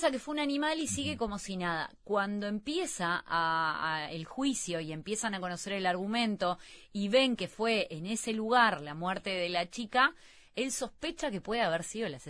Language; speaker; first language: Spanish; native; Spanish